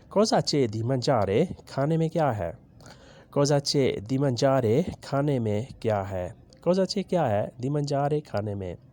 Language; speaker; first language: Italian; non-native, learner; Urdu